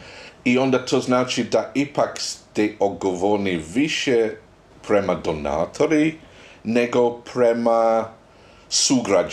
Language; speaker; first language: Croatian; non-native, fluent; English